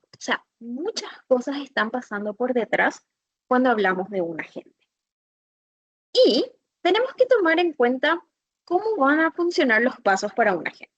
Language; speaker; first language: Spanish; native; Spanish